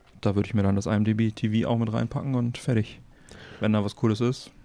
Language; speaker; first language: German; native; German